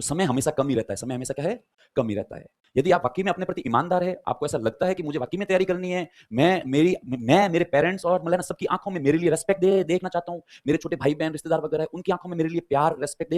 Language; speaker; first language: Hindi; native; Hindi